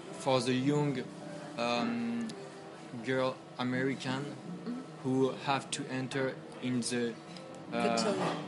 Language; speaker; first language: English; non-native, learner; French